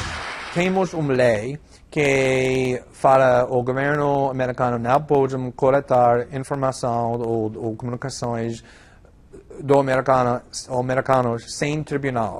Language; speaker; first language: Portuguese; non-native, fluent; English